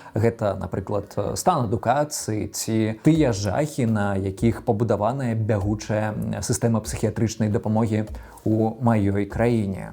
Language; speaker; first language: Belarusian; non-native, local second language; Russian